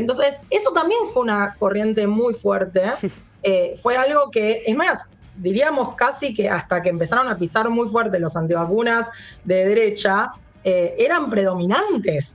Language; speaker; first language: Spanish; native; Spanish